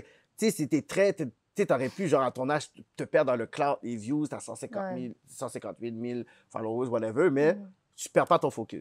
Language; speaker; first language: French; native; French